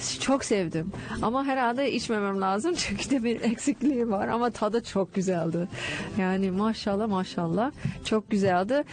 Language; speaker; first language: Turkish; non-native, fluent; English